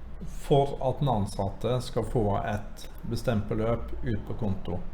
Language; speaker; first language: Norwegian; native; Norwegian